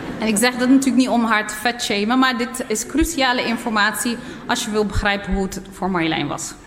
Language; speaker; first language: Dutch; early bilingual, other home language; Berber languages